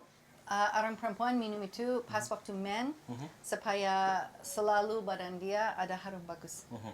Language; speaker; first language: Indonesian; non-native, fluent; English